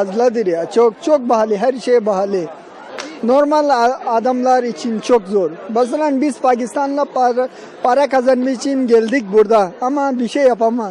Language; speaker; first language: Turkish; non-native, learner; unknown